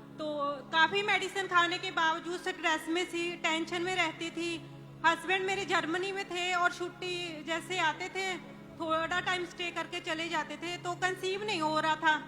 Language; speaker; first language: Hindi; non-native, local second language; Punjabi